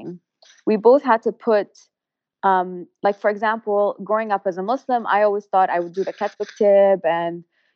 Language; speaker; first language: English; non-native, local second language; Arabic